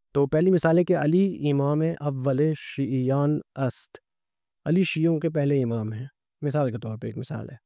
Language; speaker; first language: Urdu; native; Urdu